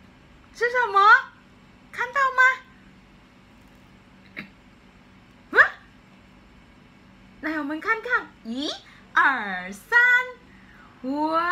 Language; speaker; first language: Chinese; non-native, fluent; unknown